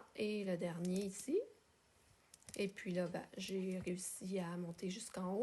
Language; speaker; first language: French; native; French